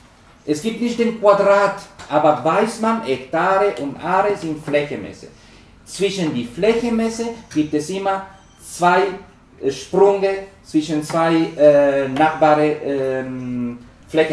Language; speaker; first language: German; non-native, learner; Spanish